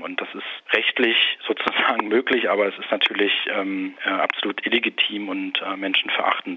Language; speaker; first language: German; native; German